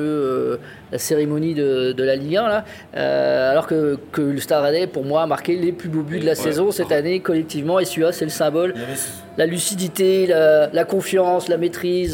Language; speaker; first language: French; native; French